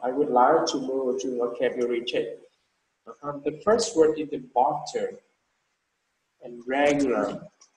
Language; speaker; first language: English; non-native, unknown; Vietnamese